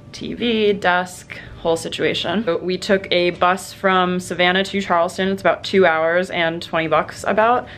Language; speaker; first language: English; native; English